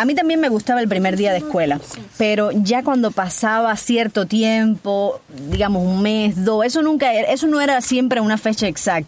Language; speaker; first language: Spanish; native; Spanish